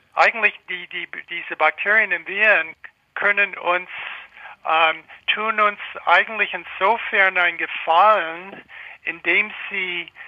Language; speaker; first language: German; non-native, fluent; English